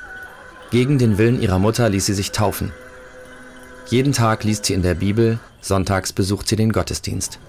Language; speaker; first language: German; native; German